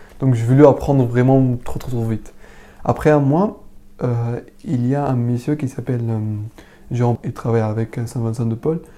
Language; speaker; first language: French; non-native, learner; Arabic